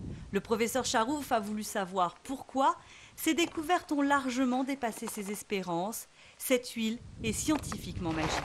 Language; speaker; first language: French; native; French